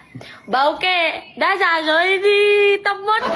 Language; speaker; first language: Vietnamese; non-native, learner; Indonesian